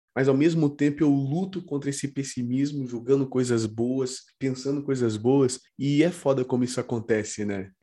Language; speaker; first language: Portuguese; native; Portuguese